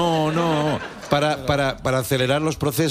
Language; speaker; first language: Spanish; native; Spanish